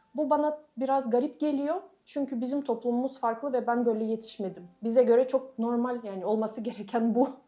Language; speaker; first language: Turkish; non-native, fluent; Russian